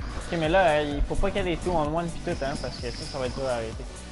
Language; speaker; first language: French; native; French